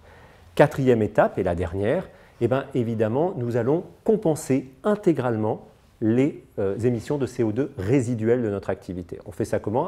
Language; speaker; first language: French; native; French